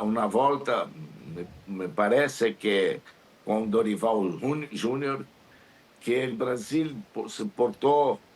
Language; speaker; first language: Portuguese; non-native, learner; Spanish